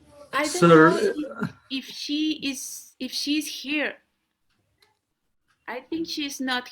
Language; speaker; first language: English; non-native, learner; Spanish